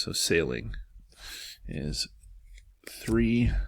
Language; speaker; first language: English; native; English